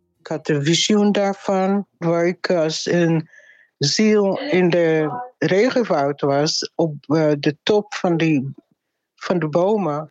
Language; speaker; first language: Dutch; non-native, fluent; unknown